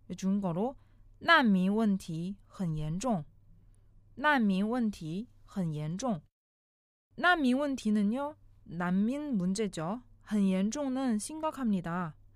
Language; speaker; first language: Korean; non-native, fluent; Chinese